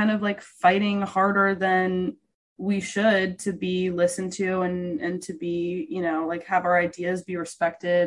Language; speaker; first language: English; native; English